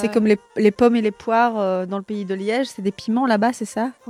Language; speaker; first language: French; native; French